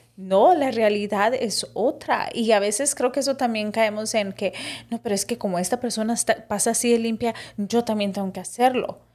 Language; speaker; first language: Spanish; early bilingual, heritage; Spanish